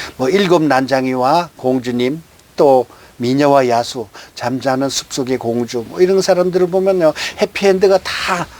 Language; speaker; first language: Korean; native; Korean